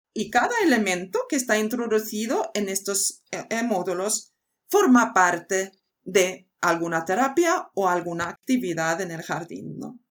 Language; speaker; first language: Spanish; non-native, fluent; Swedish